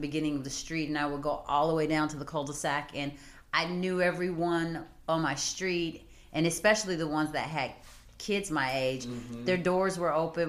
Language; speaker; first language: English; native; English